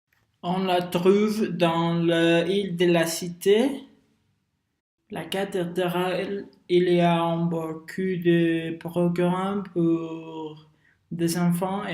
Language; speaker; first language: French; non-native, learner; Spanish